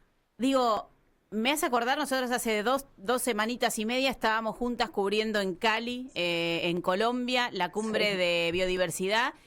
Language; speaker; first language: Spanish; native; Spanish